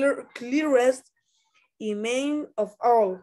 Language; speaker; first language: English; non-native, learner; Spanish